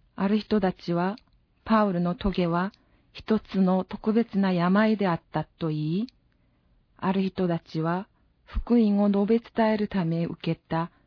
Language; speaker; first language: Japanese; non-native, fluent; Korean